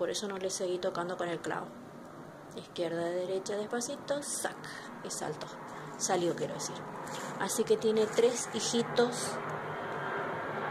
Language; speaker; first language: Spanish; native; Spanish